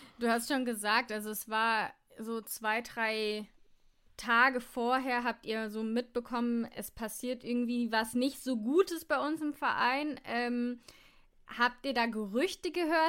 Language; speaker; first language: German; native; German